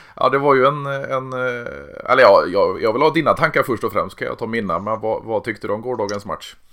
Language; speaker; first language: Swedish; native; Swedish